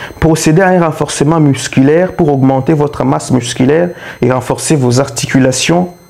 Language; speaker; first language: French; non-native, local second language; Luba-Lulua